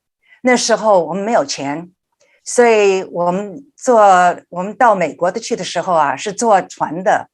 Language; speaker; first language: Chinese; early bilingual, heritage; Chinese